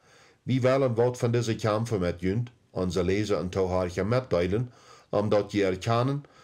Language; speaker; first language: German; early bilingual, heritage; Plautdietsch